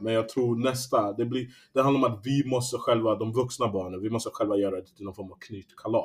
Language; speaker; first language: Swedish; native; Swedish